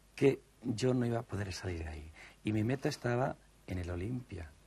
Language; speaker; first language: Spanish; native; Spanish